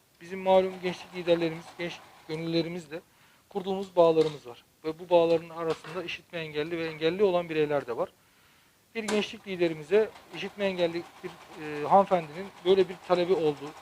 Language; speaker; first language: Turkish; native; Turkish